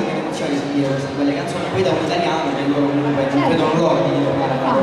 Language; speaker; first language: Italian; native; Italian